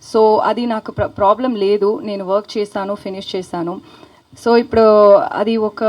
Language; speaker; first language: Telugu; non-native, local second language; Tamil